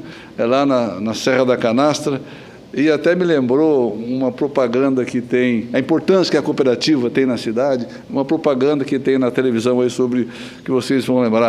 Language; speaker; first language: Portuguese; native; Portuguese